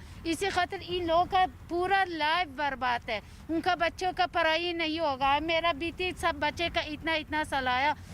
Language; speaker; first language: Hindi; non-native, learner; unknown